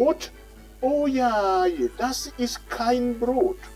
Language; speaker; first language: German; non-native, fluent; Rundi